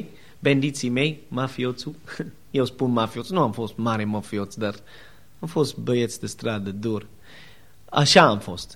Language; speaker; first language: Romanian; non-native, learner; English